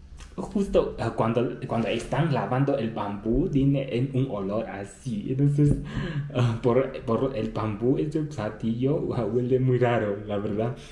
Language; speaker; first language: Spanish; non-native, fluent; Chinese